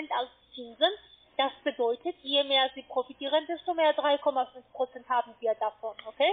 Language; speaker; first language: German; non-native, fluent; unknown